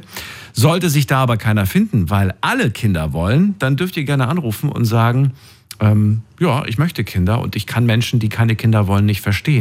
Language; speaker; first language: German; native; German